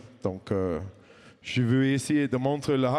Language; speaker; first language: French; non-native, fluent; English